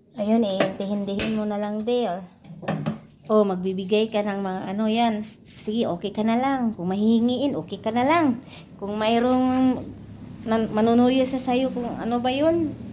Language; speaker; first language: Filipino; non-native, local second language; Cebuano